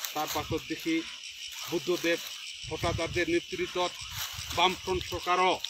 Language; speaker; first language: Bangla; non-native, local second language; Rangpuri